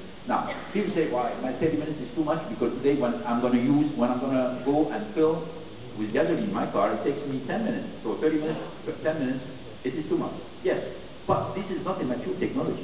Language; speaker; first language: English; non-native, fluent; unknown